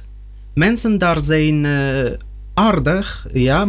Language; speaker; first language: Dutch; non-native, learner; Russian